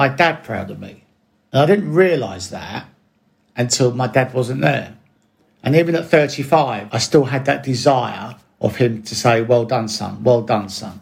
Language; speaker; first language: English; native; English